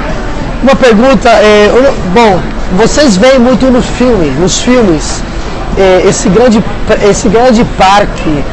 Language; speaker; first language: Portuguese; non-native, fluent; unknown